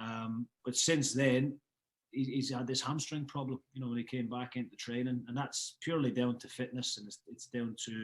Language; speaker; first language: English; native; English